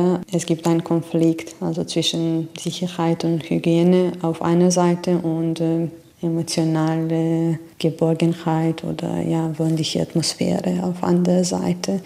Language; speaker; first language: German; non-native, fluent; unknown